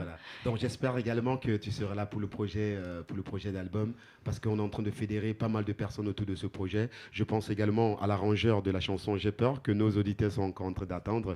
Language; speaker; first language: French; native; French